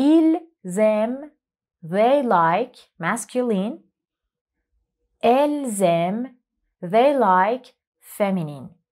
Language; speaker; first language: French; non-native, fluent; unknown